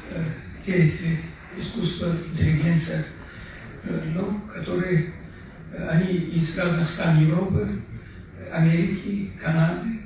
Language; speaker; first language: Russian; non-native, local second language; Tajik